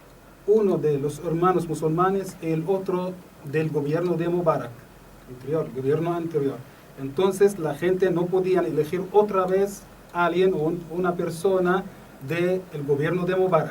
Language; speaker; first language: Spanish; non-native, learner; Arabic